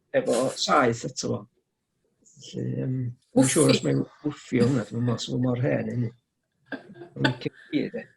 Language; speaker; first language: Welsh; native; Welsh